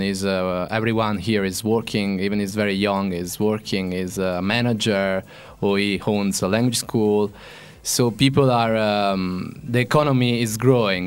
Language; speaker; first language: English; non-native, fluent; Italian